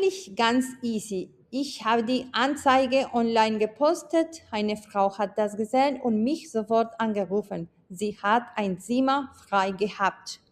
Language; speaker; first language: German; non-native, fluent; Spanish